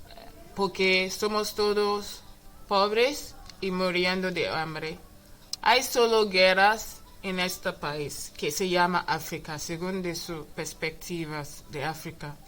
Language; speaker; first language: Spanish; non-native, learner; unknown